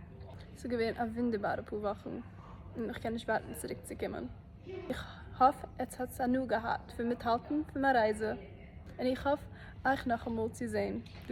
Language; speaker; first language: German; non-native, learner; English